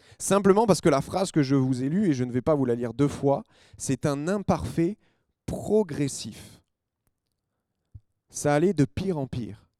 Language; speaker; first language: French; native; French